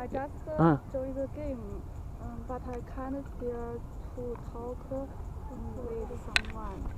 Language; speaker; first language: English; non-native, learner; Chinese